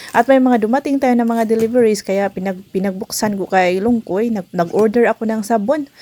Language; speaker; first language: Filipino; non-native, local second language; Cebuano